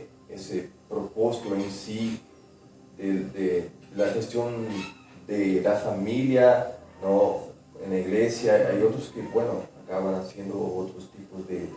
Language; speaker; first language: Spanish; non-native, fluent; Portuguese